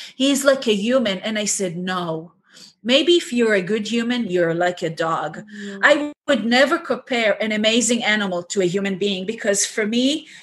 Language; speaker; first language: English; non-native, fluent; Hebrew